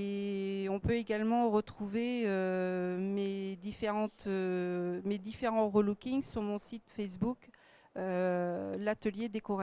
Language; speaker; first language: French; native; French